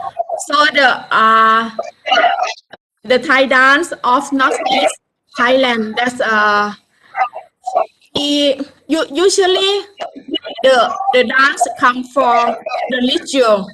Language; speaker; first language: English; non-native, learner; Thai